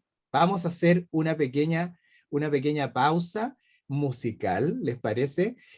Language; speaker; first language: Spanish; native; Spanish